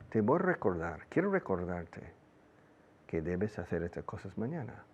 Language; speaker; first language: Spanish; non-native, fluent; English